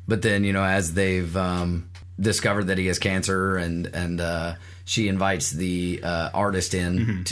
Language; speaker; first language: English; native; English